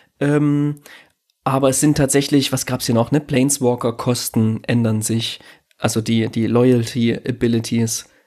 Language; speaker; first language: German; native; German